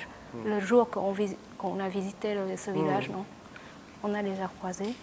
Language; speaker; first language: French; non-native, learner; Vietnamese